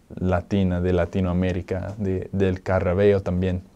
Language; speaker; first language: Spanish; non-native, fluent; English